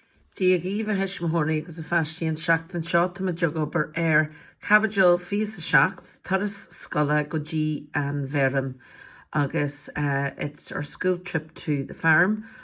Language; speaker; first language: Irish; non-native, local second language; English